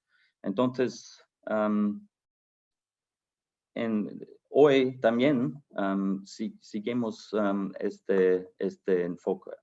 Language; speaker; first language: Spanish; non-native, fluent; German